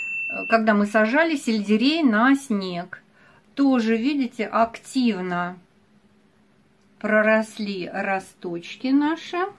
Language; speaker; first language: Russian; native; Russian